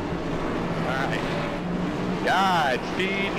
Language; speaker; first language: English; native; English